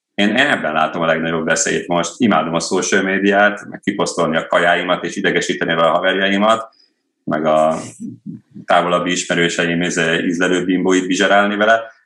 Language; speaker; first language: Hungarian; native; Hungarian